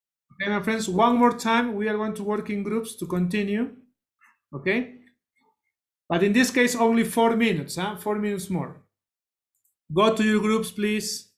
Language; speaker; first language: English; non-native, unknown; Spanish